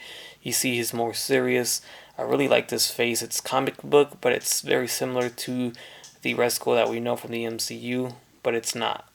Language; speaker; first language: English; native; English